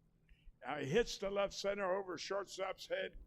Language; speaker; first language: English; native; English